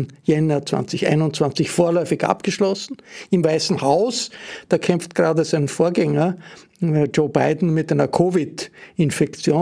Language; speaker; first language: German; native; German